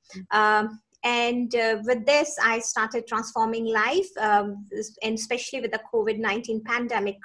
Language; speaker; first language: English; non-native, local second language; Hindi